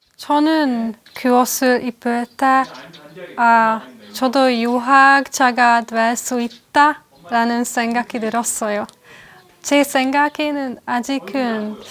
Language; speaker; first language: Korean; non-native, fluent; Hungarian